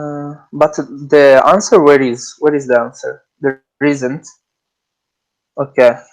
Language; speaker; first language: English; non-native, learner; Italian